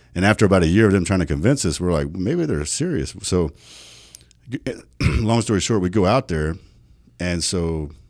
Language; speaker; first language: English; native; English